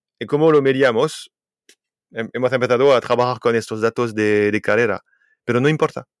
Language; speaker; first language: Spanish; non-native, fluent; French